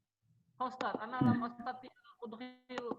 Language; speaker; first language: Arabic; non-native, learner; Indonesian